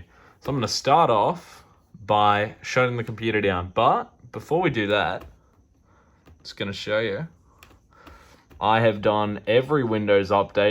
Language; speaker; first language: English; native; English